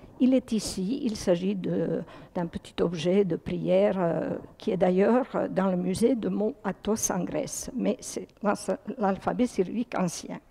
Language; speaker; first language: French; early bilingual, other home language; Croatian